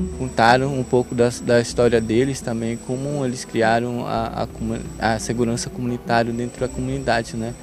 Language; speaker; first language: Portuguese; non-native, local second language; Ticuna